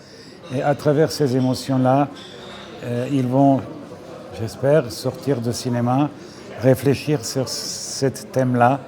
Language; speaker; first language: French; non-native, fluent; Serbian